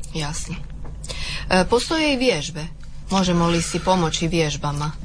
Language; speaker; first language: Croatian; native; Croatian